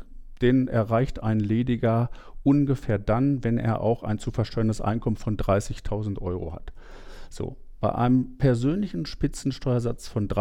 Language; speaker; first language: German; native; German